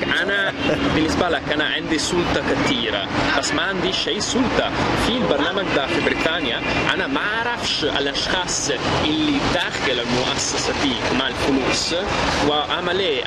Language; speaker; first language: Arabic; non-native, fluent; Italian